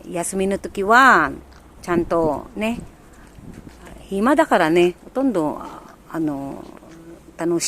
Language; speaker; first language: Japanese; non-native, learner; Filipino